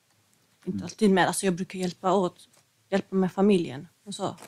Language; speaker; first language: Swedish; non-native, fluent; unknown